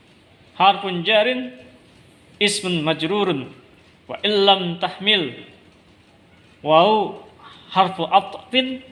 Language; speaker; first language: Arabic; non-native, learner; Indonesian